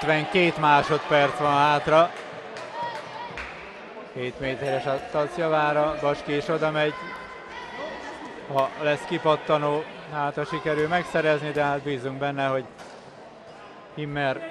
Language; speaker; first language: Hungarian; native; Hungarian